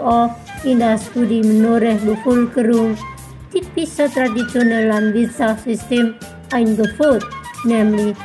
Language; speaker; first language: German; non-native, fluent; Indonesian